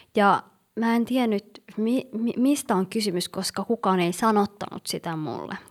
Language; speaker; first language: Finnish; early bilingual, other home language; Somali